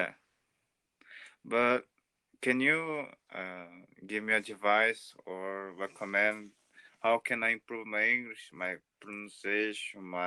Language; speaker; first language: English; non-native, learner; Portuguese